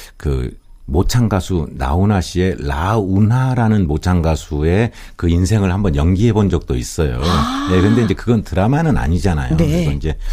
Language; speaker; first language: Korean; native; Korean